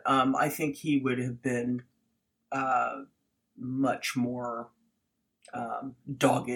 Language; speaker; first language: English; native; English